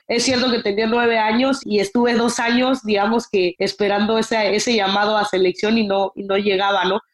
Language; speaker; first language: Spanish; native; Spanish